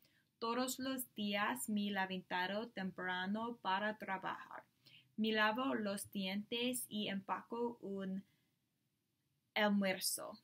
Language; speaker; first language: Spanish; non-native, learner; English